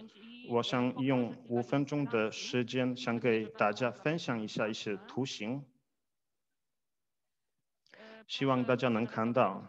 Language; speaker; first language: Chinese; non-native, fluent; Polish